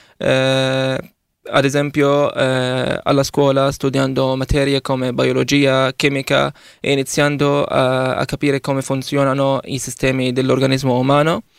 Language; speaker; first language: Italian; non-native, learner; Arabic